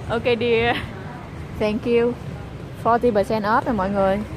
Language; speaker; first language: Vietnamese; native; Vietnamese